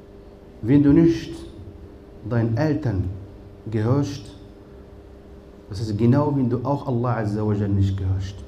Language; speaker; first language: German; non-native, fluent; Arabic